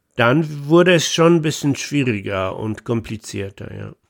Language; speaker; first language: German; non-native, fluent; Polish